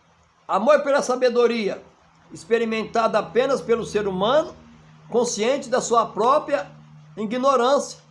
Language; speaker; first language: Portuguese; native; Portuguese